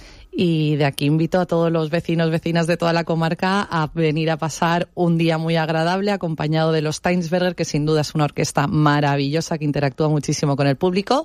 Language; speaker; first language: Spanish; native; Spanish